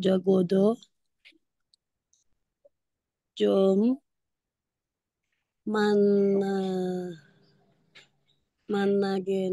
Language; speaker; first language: Korean; non-native, learner; Indonesian